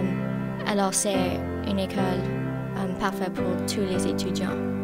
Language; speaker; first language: French; non-native, local second language; English